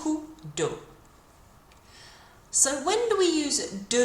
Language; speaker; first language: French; non-native, fluent; English